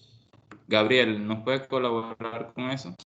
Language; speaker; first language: Spanish; native; Spanish